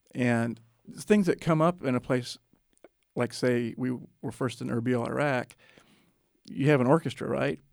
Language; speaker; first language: English; native; English